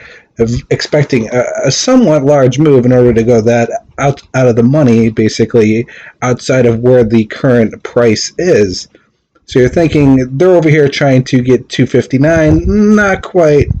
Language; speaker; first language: English; native; English